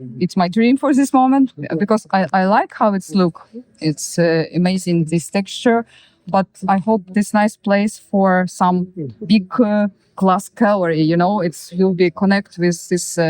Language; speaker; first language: English; non-native, learner; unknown